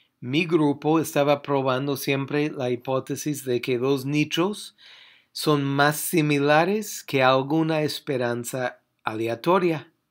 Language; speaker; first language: Spanish; non-native, fluent; English